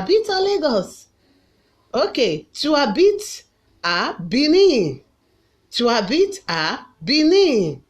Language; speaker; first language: French; non-native, fluent; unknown